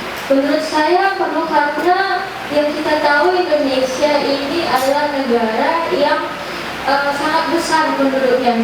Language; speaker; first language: Indonesian; native; Indonesian